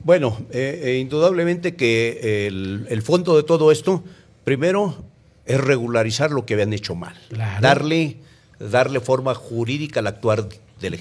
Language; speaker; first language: Spanish; native; Spanish